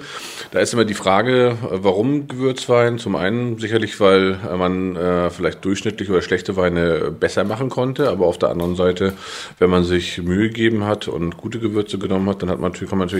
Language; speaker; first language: German; native; German